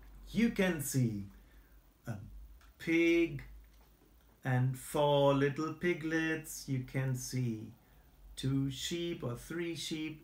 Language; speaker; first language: English; non-native, fluent; German